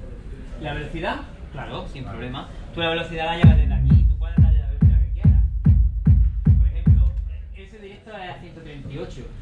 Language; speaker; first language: Spanish; native; Spanish